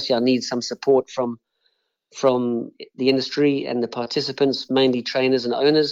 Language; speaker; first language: English; native; English